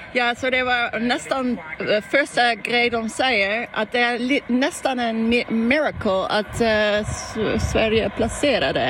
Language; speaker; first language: Swedish; non-native, fluent; Dutch